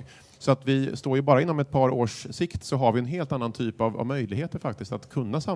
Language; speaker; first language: Swedish; native; Swedish